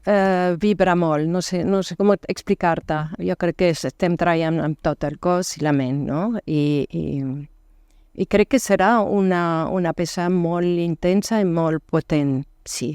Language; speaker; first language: Catalan; non-native, fluent; French